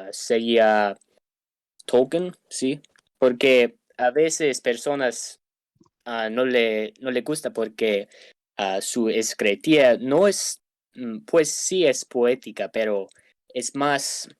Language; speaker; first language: Spanish; non-native, learner; English